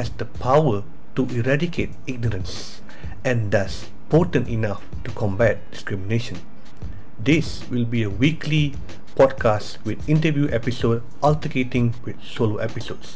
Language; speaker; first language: English; non-native, local second language; Tamil